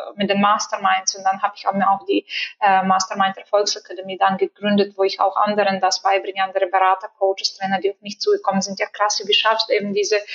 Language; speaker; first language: German; non-native, fluent; Bulgarian